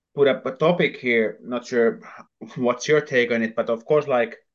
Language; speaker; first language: English; non-native, fluent; Finnish